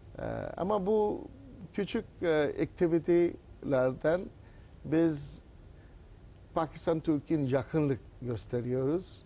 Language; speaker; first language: Turkish; non-native, learner; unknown